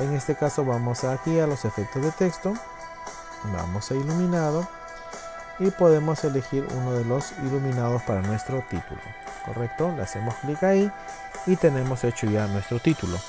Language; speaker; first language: Spanish; native; Spanish